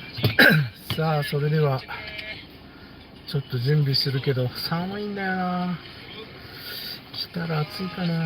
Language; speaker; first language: Japanese; native; Japanese